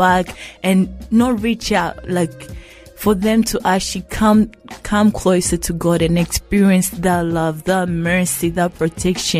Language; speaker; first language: English; non-native, local second language; Rundi